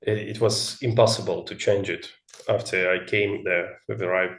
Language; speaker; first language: English; non-native, learner; Russian